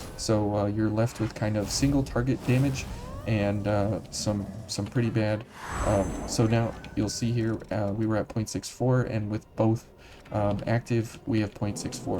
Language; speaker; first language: English; native; English